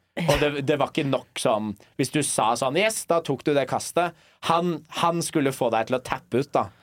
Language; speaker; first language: Norwegian; early bilingual, other home language; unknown